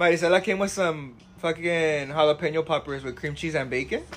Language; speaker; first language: English; early bilingual, other home language; Spanish